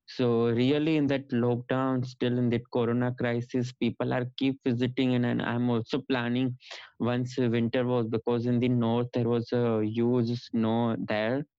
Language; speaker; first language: English; non-native, local second language; Gujarati